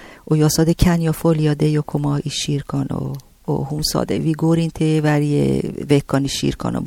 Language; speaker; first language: Swedish; non-native, learner; Persian